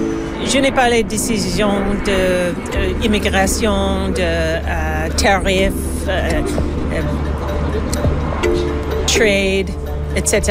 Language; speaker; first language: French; non-native, learner; English